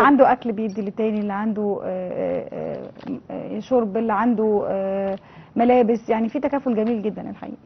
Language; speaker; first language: Arabic; native; Arabic